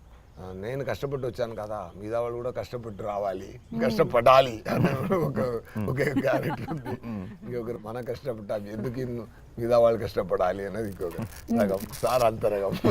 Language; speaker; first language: Telugu; non-native, learner; Tamil